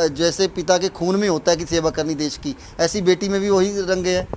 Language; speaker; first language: Hindi; non-native, local second language; Punjabi